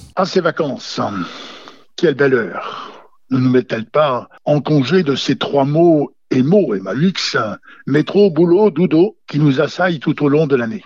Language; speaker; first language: French; native; French